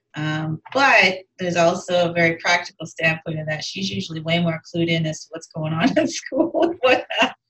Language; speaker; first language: English; native; English